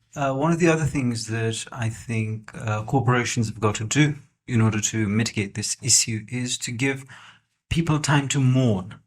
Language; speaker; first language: English; non-native, local second language; Nepali